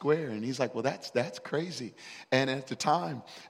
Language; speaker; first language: English; native; English